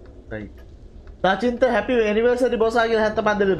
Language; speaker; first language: English; non-native, local second language; Sinhala